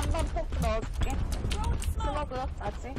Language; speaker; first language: Korean; native; Korean